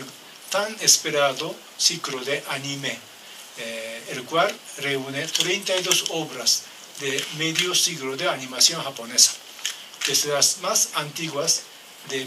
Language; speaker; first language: Spanish; non-native, learner; Japanese